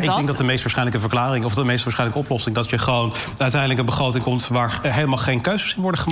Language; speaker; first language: Dutch; native; Dutch